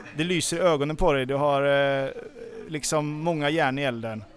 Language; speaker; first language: Swedish; native; Swedish